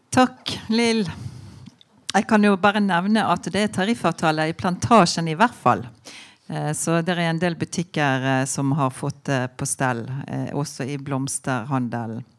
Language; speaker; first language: Norwegian; native; Norwegian